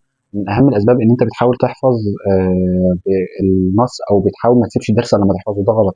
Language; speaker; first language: Arabic; native; Arabic